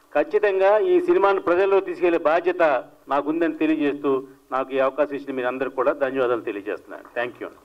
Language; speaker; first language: Telugu; native; Telugu